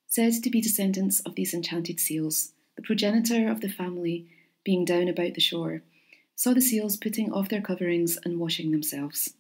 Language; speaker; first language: English; native; English